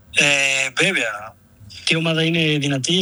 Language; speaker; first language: Greek; non-native, learner; Spanish